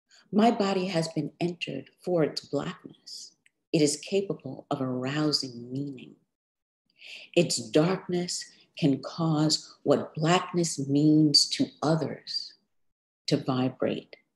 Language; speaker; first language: English; native; English